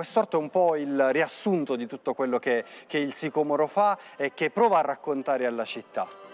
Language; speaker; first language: Italian; native; Italian